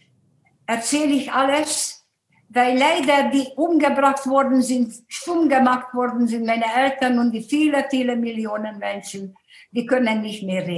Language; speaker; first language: German; non-native, fluent; Hungarian